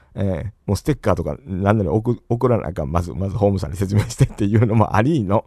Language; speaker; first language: Japanese; native; Japanese